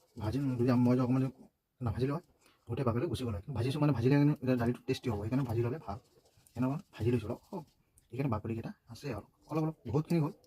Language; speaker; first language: Assamese; non-native, local second language; Bangla